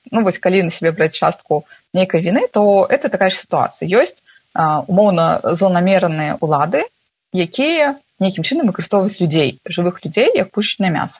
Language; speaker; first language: Belarusian; non-native, local second language; Russian